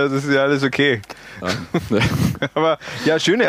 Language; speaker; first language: German; native; German